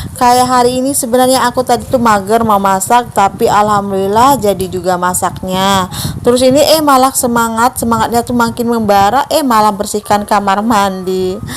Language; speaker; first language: Indonesian; native; Indonesian